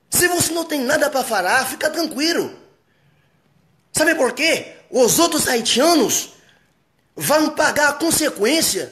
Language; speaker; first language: Portuguese; non-native, fluent; Haitian Creole